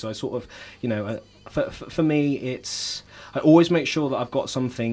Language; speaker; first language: English; native; English